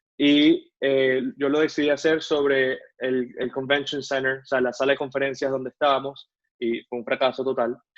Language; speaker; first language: Spanish; native; Spanish